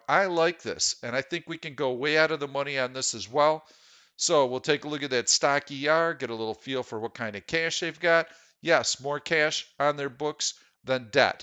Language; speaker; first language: English; native; English